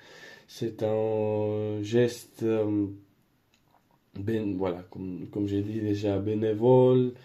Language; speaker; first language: French; non-native, learner; Spanish